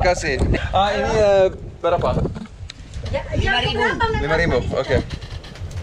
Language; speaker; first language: Indonesian; non-native, learner; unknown